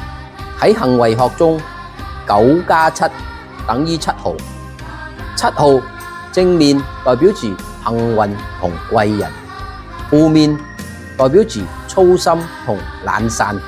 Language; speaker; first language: Chinese; non-native, local second language; Cantonese